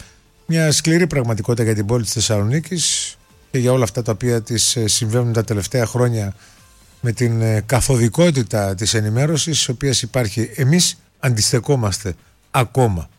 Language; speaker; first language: Greek; native; Greek